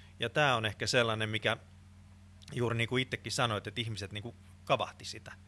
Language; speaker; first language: Finnish; non-native, local second language; Swedish